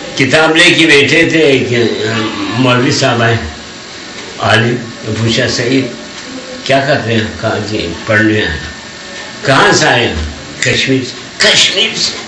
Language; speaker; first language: Urdu; non-native, local second language; Balti